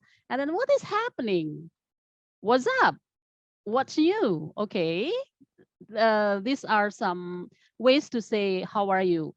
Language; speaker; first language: English; non-native, fluent; Indonesian